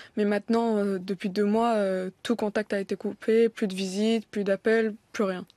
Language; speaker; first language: French; early bilingual, other home language; Persian